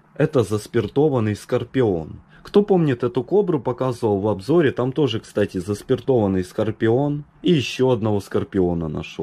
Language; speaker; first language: Russian; native; Russian